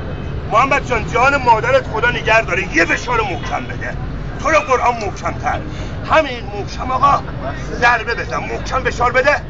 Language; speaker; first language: Persian; native; Persian